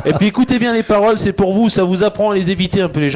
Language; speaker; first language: French; native; French